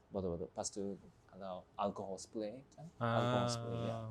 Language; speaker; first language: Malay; non-native, fluent; Japanese